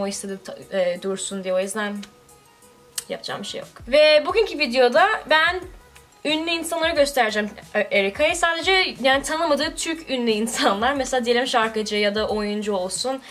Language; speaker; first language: Turkish; early bilingual, heritage; Turkish